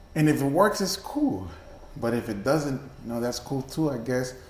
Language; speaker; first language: English; early bilingual, other home language; Spanish